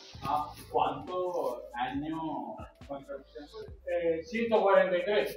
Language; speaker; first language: Spanish; native; Spanish